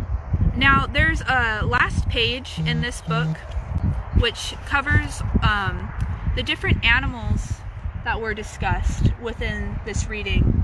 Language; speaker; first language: English; native; English